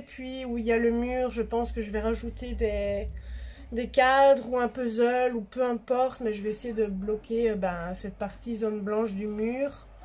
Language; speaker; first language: French; native; French